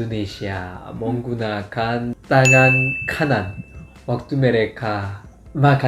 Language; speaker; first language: Indonesian; non-native, learner; Korean